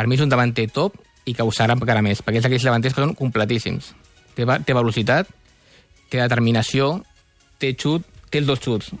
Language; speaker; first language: Catalan; native; Catalan